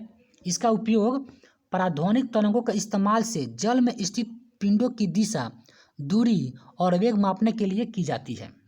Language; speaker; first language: Hindi; native; Hindi